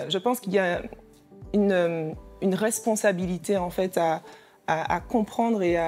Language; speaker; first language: French; native; French